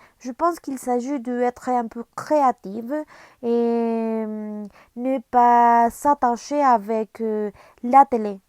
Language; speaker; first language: French; non-native, learner; Spanish